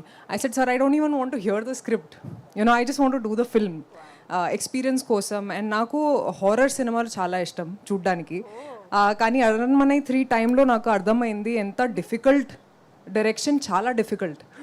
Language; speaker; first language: Telugu; non-native, local second language; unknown